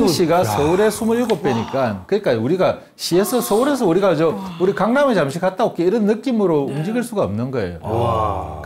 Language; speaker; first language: Korean; native; Korean